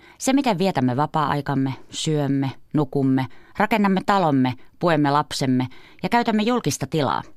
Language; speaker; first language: Finnish; native; Finnish